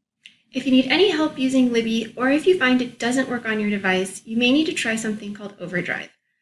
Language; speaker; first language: English; native; English